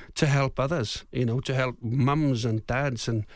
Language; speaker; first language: English; native; English